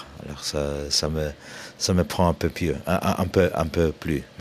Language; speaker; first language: French; non-native, fluent; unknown